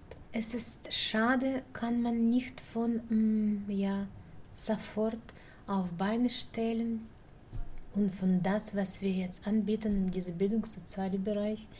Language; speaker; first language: German; non-native, learner; Russian